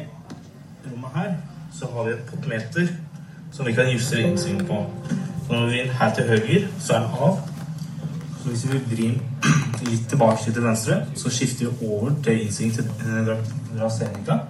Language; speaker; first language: Norwegian; native; Norwegian